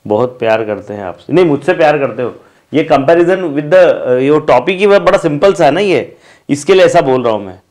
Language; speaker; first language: Hindi; non-native, local second language; Marathi